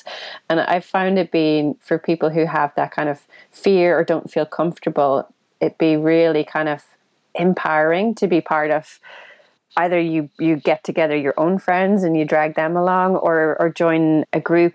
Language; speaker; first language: English; native; English